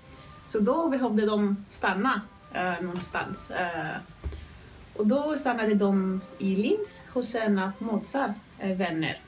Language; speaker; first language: Swedish; non-native, fluent; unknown